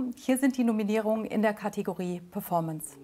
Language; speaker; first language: German; native; German